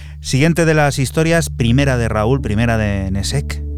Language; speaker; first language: Spanish; native; Spanish